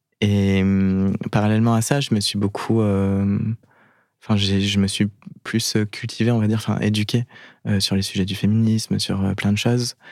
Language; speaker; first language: French; native; French